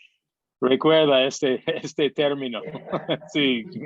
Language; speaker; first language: Spanish; non-native, fluent; English